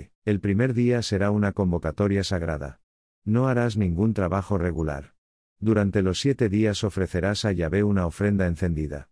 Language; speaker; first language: Spanish; native; Spanish